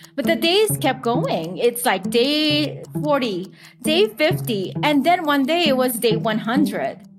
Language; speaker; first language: English; non-native, local second language; Filipino